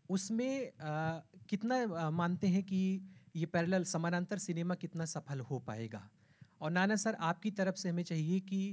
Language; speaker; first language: Hindi; native; Hindi